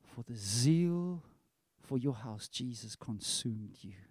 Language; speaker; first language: English; non-native, local second language; Afrikaans